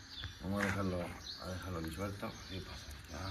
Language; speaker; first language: Spanish; native; Spanish